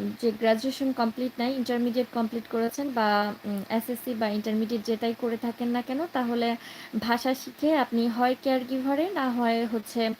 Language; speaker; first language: Bangla; native; Bangla